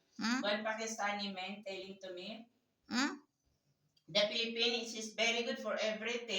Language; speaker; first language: English; non-native, learner; Filipino